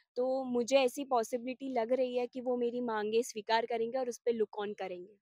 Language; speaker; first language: Hindi; non-native, local second language; Gujarati